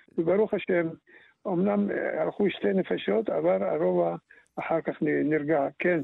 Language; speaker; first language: Hebrew; early bilingual, other home language; Arabic